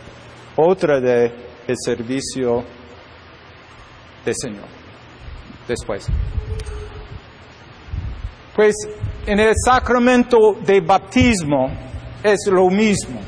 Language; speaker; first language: Spanish; non-native, learner; English